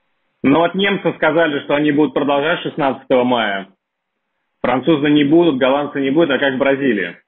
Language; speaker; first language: Russian; native; Russian